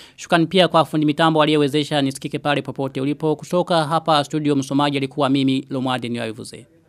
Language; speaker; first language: Swahili; non-native, local second language; Rundi